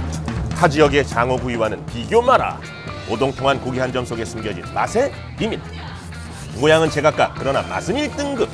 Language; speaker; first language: Korean; native; Korean